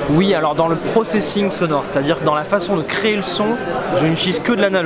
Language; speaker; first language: French; native; French